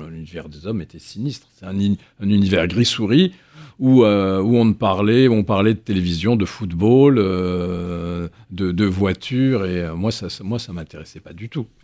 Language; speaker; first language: French; native; French